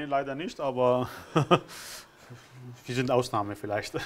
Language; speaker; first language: German; non-native, fluent; Arabic